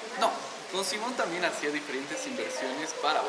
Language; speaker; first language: Spanish; native; Spanish